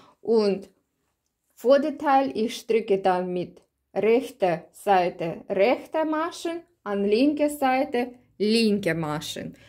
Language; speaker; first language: German; non-native, learner; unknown